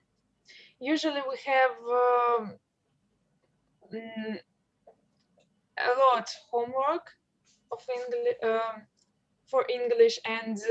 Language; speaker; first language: English; non-native, learner; Russian